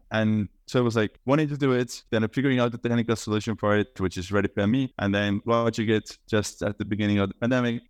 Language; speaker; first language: English; non-native, fluent; Estonian